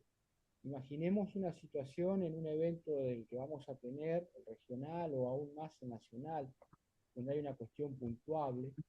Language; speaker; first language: Spanish; native; Spanish